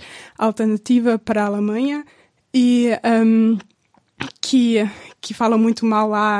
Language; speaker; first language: Portuguese; non-native, fluent; German